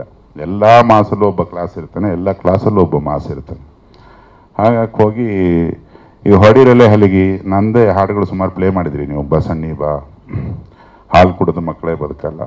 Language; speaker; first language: Kannada; native; Kannada